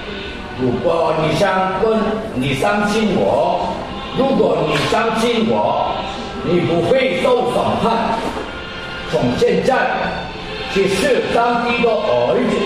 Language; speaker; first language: Chinese; non-native, learner; Korean